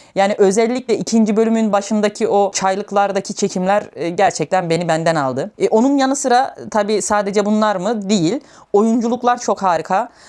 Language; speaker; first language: Turkish; native; Turkish